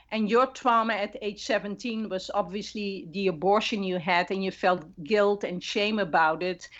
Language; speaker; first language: English; non-native, fluent; Dutch